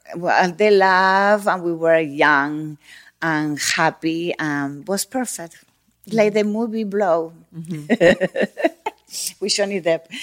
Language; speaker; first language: English; non-native, learner; Spanish